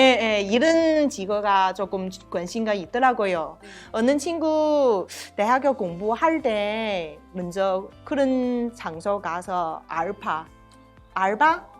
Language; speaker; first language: Korean; non-native, learner; Chinese